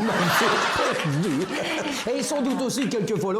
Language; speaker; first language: French; native; French